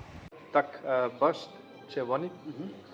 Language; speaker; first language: Polish; non-native, learner; English